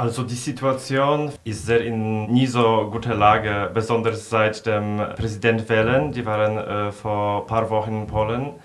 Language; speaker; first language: German; non-native, fluent; Polish